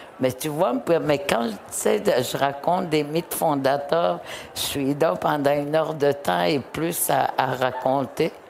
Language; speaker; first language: French; non-native, local second language; Innu-aimun